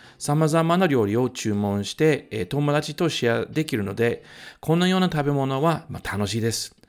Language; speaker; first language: Japanese; non-native, fluent; English